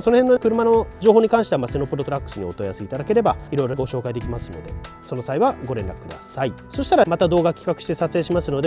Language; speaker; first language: Japanese; native; Japanese